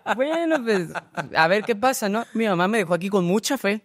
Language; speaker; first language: Spanish; native; Spanish